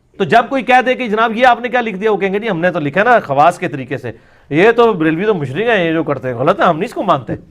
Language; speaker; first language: Urdu; non-native, local second language; Punjabi